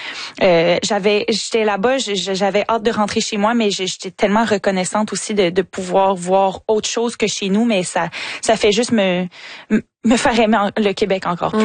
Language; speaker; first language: French; native; French